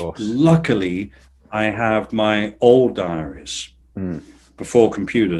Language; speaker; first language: English; native; English